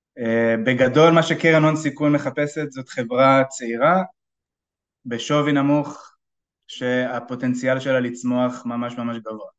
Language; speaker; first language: Hebrew; native; Hebrew